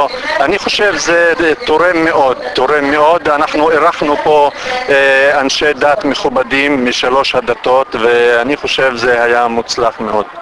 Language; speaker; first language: Hebrew; non-native, local second language; Arabic